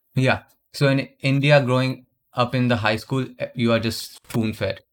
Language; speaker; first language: English; non-native, local second language; Hindi